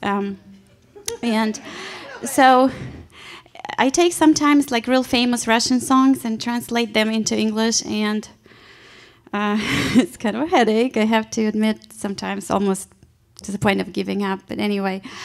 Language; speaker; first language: English; non-native, fluent; Russian